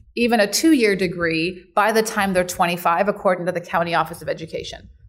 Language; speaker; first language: English; native; English